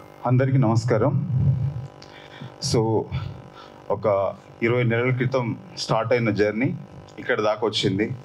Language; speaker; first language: Telugu; native; Telugu